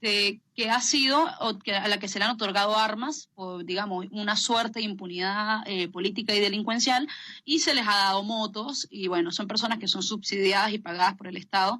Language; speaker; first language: Spanish; native; Spanish